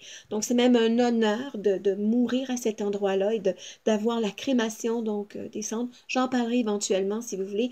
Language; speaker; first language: French; native; French